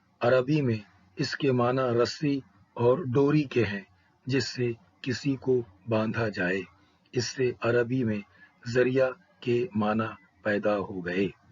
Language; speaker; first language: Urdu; native; Urdu